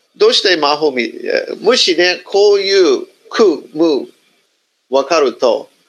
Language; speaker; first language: Japanese; non-native, learner; English